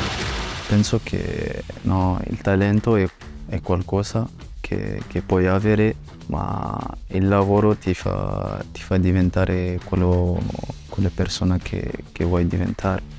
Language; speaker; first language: Italian; non-native, fluent; French